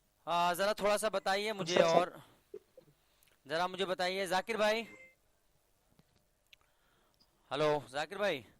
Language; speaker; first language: Hindi; native; Hindi